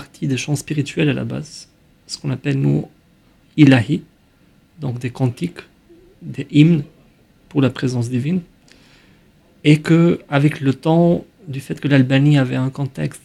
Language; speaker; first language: French; non-native, fluent; Albanian